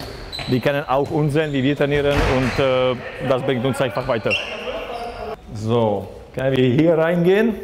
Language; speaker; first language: German; non-native, fluent; Czech